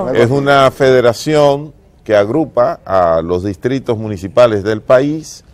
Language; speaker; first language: Spanish; native; Spanish